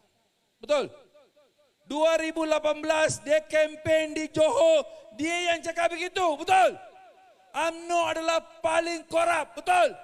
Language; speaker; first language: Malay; non-native, local second language; Tamil